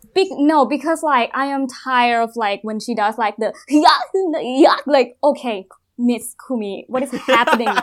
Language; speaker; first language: English; non-native, fluent; Thai